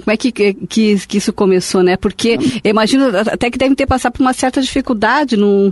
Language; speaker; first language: Portuguese; native; Portuguese